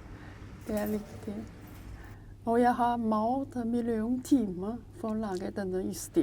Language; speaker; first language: Norwegian; non-native, learner; Chinese